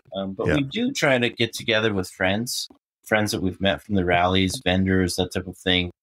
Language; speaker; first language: English; native; English